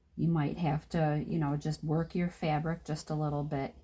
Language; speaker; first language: English; native; English